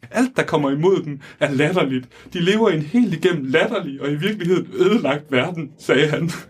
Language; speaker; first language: Danish; native; Danish